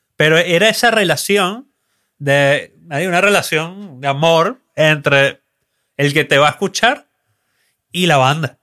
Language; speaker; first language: Spanish; native; Spanish